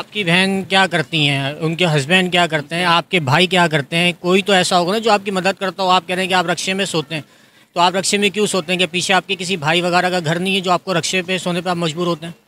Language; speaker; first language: Urdu; native; Urdu